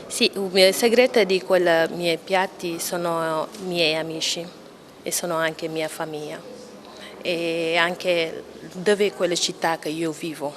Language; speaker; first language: Italian; non-native, learner; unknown